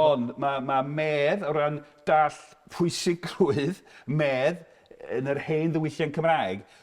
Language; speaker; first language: Welsh; non-native, fluent; English